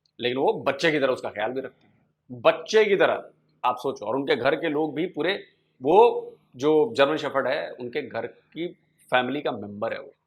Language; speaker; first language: Hindi; native; Hindi